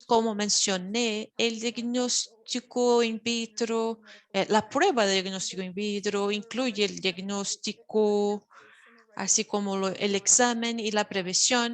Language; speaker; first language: Spanish; non-native, fluent; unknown